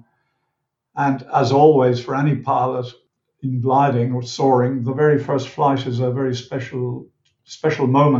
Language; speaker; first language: English; native; English